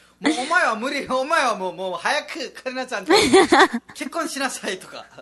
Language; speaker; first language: Japanese; non-native, fluent; Nepali